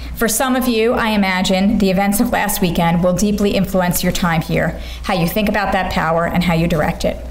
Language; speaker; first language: English; native; English